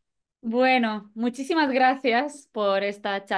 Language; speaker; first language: Spanish; non-native, fluent; Polish